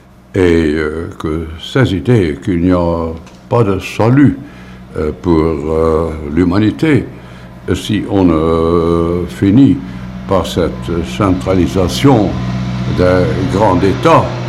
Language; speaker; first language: French; non-native, fluent; Dutch